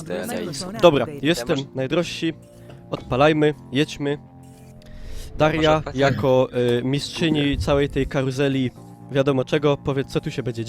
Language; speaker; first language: Polish; native; Polish